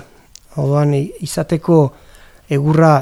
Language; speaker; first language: Basque; non-native, learner; French